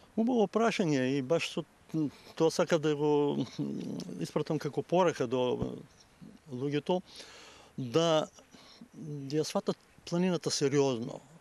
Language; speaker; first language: Macedonian; native; Macedonian